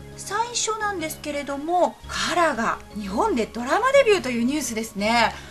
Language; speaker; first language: Japanese; native; Japanese